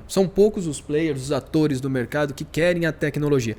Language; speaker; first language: Portuguese; native; Portuguese